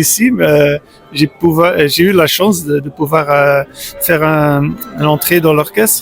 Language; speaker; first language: French; non-native, local second language; Dutch